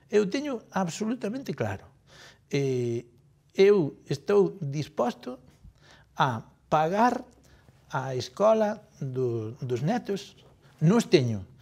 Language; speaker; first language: Galician; native; Galician